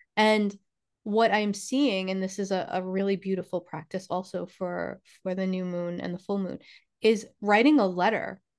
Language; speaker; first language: English; native; English